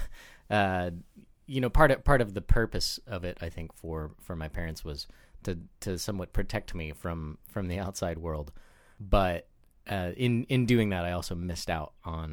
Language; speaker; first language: English; native; English